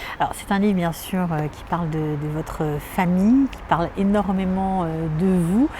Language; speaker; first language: French; native; French